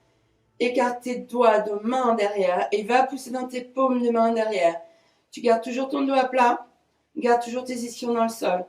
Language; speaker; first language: French; native; French